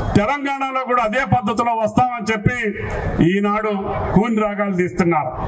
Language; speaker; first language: Telugu; native; Telugu